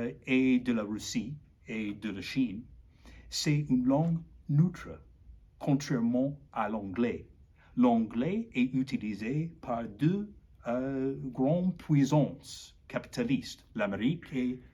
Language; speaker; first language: French; non-native, learner; English